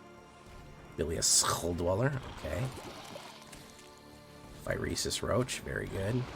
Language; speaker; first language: English; native; English